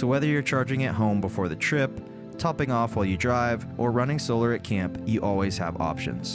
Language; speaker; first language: English; native; English